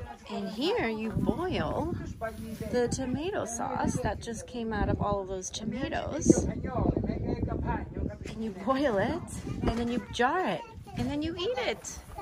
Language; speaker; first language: English; native; English